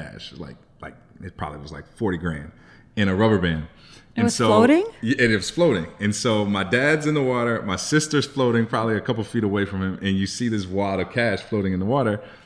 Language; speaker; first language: English; native; English